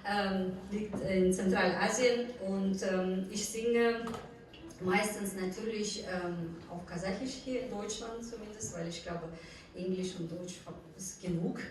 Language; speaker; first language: German; non-native, fluent; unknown